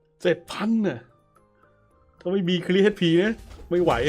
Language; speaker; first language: Thai; native; Thai